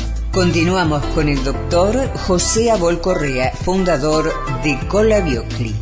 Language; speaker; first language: Spanish; native; Spanish